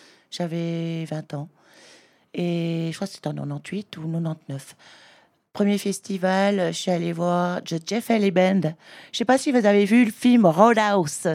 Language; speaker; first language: French; native; French